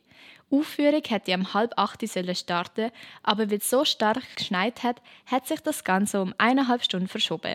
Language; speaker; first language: German; native; German